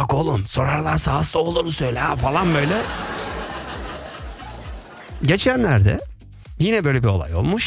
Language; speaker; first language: Turkish; early bilingual, heritage; Turkish